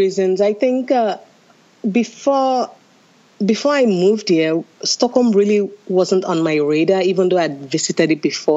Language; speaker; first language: English; non-native, local second language; Yoruba